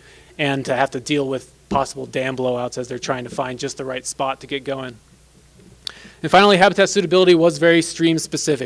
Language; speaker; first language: English; native; English